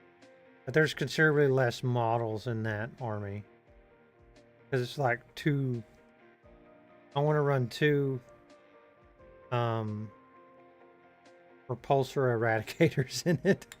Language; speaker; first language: English; native; English